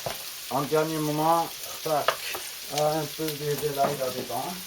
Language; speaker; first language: French; non-native, fluent; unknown